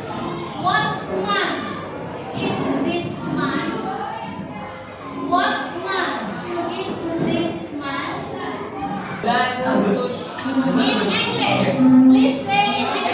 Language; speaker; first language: English; non-native, local second language; Indonesian